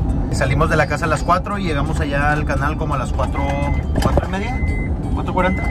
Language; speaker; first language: Spanish; native; Spanish